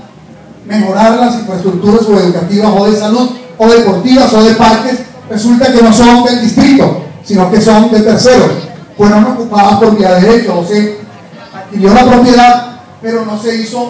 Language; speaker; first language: Spanish; native; Spanish